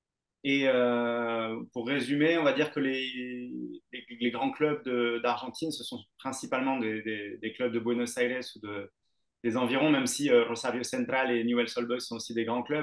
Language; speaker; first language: French; native; French